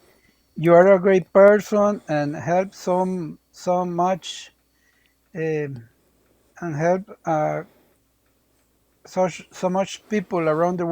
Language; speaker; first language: English; non-native, learner; Spanish